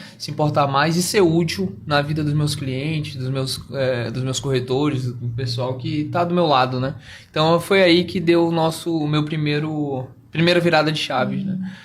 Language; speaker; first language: Portuguese; native; Portuguese